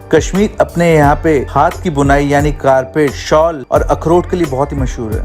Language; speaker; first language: Hindi; native; Hindi